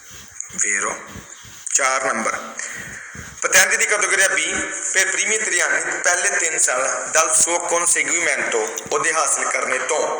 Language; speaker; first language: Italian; non-native, fluent; Punjabi